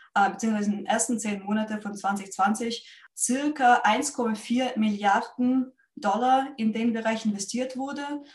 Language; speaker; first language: German; non-native, fluent; Russian